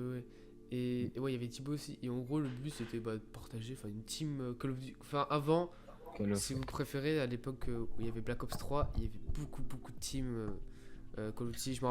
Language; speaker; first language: French; native; French